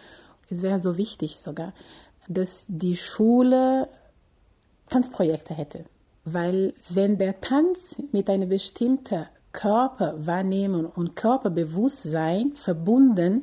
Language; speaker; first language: German; non-native, fluent; Portuguese